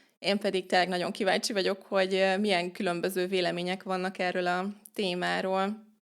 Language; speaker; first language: Hungarian; native; Hungarian